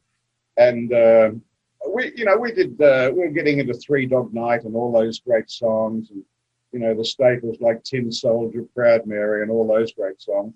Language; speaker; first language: English; native; English